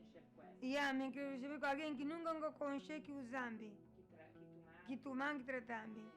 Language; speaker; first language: Portuguese; non-native, learner; Kabuverdianu